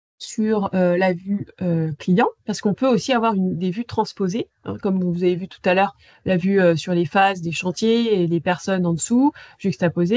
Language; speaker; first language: French; native; French